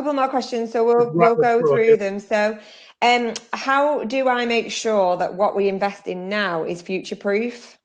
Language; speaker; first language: English; native; English